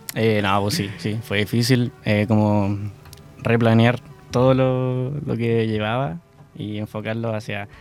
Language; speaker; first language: Spanish; native; Spanish